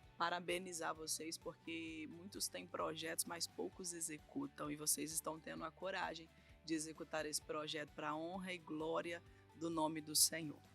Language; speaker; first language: Portuguese; native; Portuguese